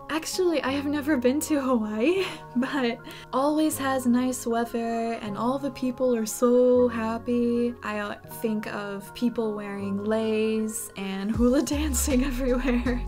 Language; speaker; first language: English; native; English